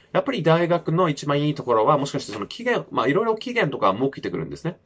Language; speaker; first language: Japanese; non-native, fluent; English